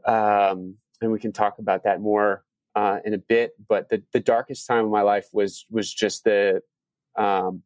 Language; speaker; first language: English; native; English